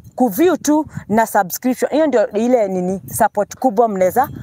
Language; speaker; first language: Swahili; non-native, local second language; Kikuyu